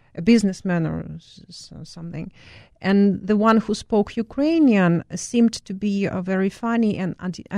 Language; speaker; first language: English; non-native, fluent; Ukrainian